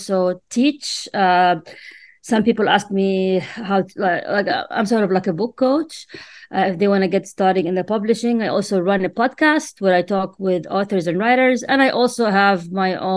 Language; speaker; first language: English; non-native, fluent; Arabic